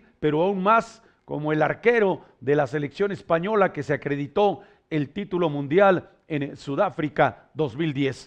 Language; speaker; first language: Spanish; native; Spanish